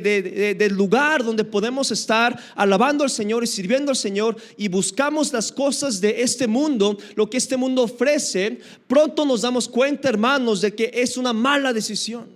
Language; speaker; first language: Spanish; native; Spanish